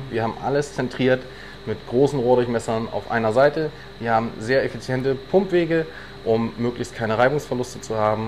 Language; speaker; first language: German; native; German